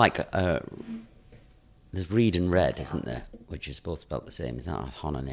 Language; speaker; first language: English; native; English